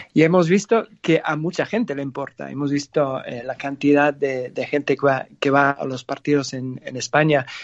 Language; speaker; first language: Spanish; non-native, fluent; English